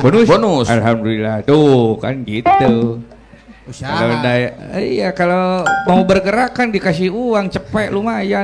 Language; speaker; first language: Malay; non-native, local second language; Sundanese